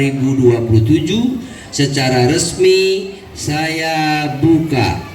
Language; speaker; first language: Indonesian; native; Indonesian